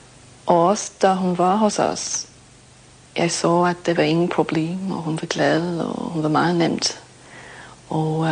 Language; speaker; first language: Danish; non-native, learner; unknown